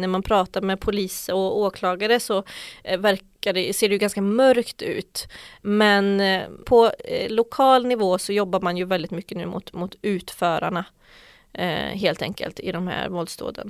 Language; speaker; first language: Swedish; native; Swedish